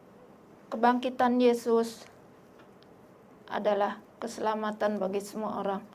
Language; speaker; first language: Indonesian; non-native, local second language; Sasak